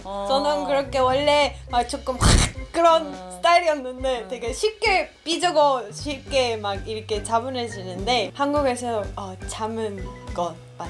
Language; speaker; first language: Korean; non-native, fluent; Spanish